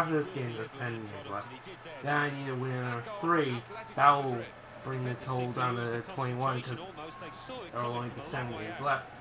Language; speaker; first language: English; native; English